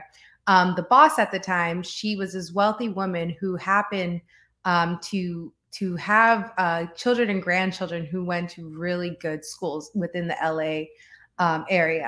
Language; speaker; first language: English; native; English